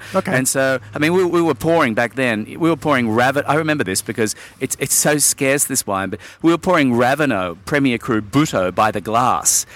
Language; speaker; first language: English; native; English